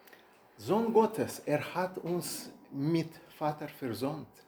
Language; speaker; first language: German; non-native, learner; Russian